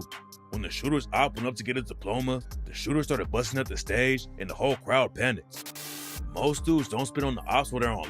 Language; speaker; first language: English; native; English